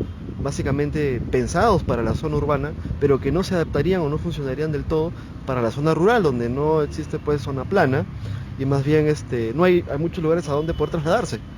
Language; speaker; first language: Spanish; native; Spanish